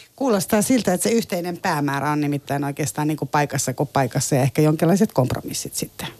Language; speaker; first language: Finnish; native; Finnish